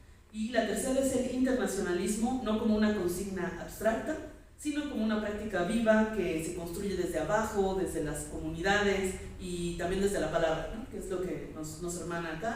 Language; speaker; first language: Spanish; native; Spanish